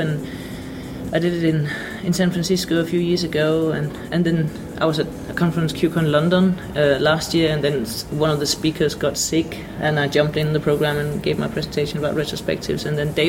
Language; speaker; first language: English; non-native, fluent; Danish